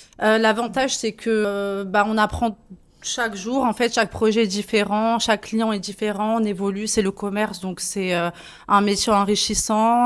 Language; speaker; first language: French; native; French